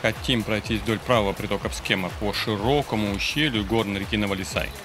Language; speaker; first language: Russian; native; Russian